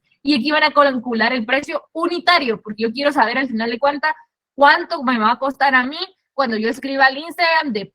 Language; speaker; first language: Spanish; native; Spanish